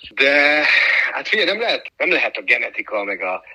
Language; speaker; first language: Hungarian; early bilingual, heritage; Hungarian